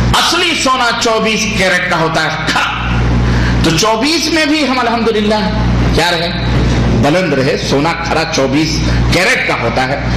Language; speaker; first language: Urdu; native; Urdu